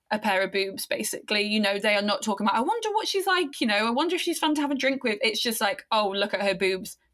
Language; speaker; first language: English; native; English